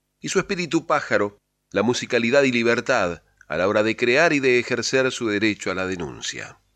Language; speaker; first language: Spanish; native; Spanish